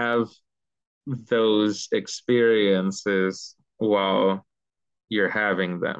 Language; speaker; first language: English; early bilingual, other home language; Spanish